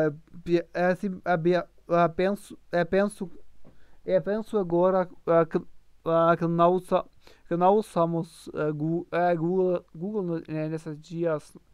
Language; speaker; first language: Portuguese; non-native, learner; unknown